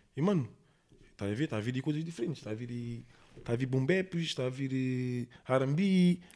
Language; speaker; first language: Portuguese; early bilingual, heritage; English